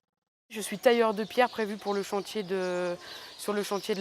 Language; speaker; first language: French; native; French